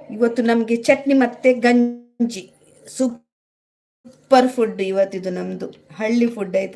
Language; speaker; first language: Kannada; non-native, local second language; Tulu